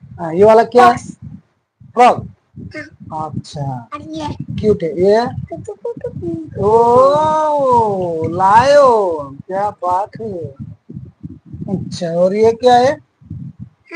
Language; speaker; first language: Hindi; non-native, local second language; Bangla